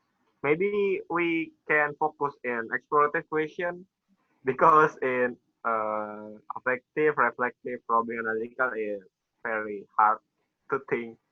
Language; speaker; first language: English; non-native, learner; Indonesian